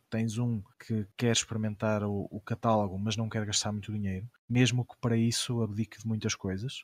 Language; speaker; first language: Portuguese; native; Portuguese